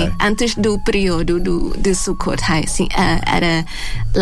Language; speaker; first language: Portuguese; non-native, fluent; Thai